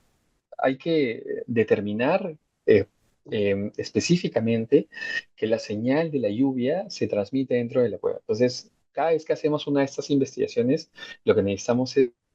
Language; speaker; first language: Spanish; native; Spanish